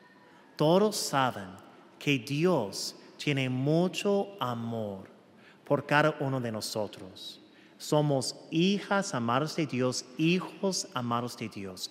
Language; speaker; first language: Spanish; non-native, fluent; English